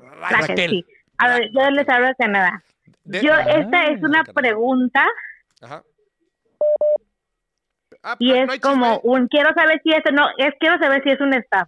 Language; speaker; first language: Spanish; native; Spanish